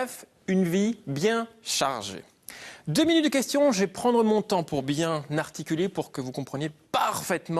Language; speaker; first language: French; native; French